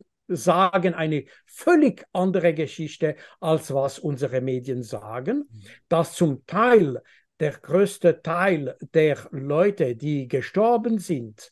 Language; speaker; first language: German; non-native, fluent; French